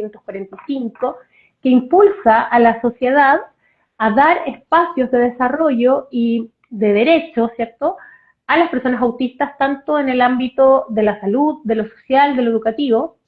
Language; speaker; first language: Spanish; native; Spanish